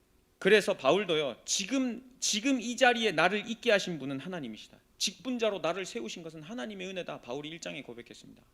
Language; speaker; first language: Korean; native; Korean